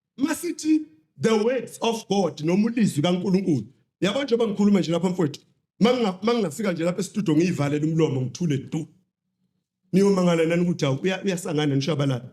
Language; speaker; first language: Zulu; native; Zulu